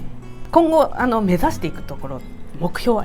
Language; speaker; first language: Japanese; native; Japanese